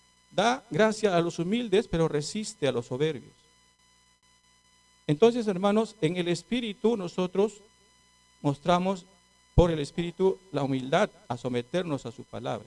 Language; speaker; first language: Spanish; native; Spanish